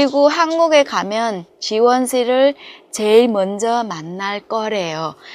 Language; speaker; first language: Korean; non-native, fluent; Vietnamese